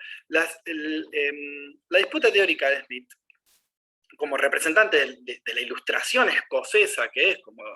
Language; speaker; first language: Spanish; native; Spanish